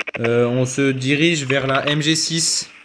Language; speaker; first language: French; native; French